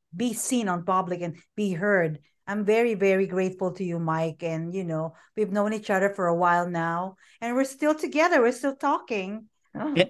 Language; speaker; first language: English; non-native, local second language; Filipino